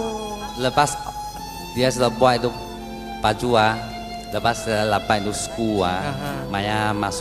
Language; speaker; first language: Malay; non-native, local second language; Chinese